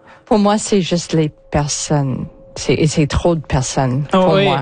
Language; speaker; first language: French; non-native, learner; English